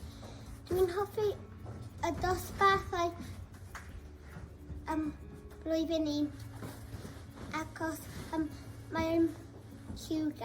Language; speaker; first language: Welsh; non-native, local second language; English